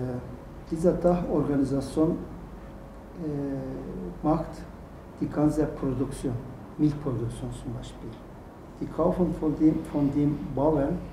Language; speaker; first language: German; non-native, learner; Turkish